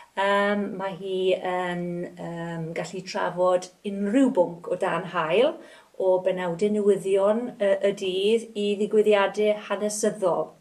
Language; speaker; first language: Welsh; native; Welsh